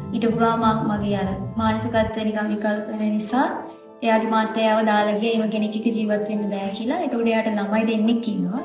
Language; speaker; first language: Sinhala; native; Sinhala